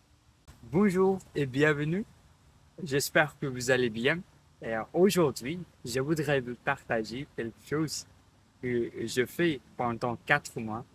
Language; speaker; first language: French; non-native, learner; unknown